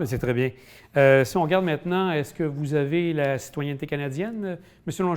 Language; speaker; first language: French; native; French